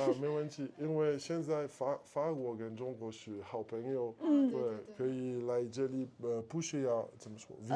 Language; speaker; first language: Chinese; non-native, learner; French